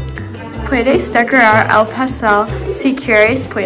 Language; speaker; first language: Spanish; non-native, learner; English